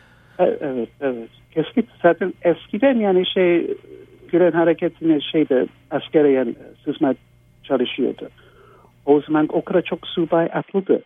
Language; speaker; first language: Turkish; non-native, fluent; English